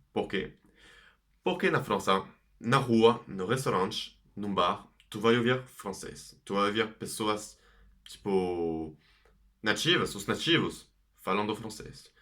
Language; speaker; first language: Portuguese; non-native, fluent; French